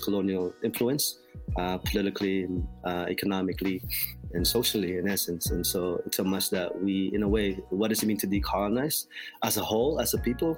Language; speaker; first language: English; non-native, local second language; Filipino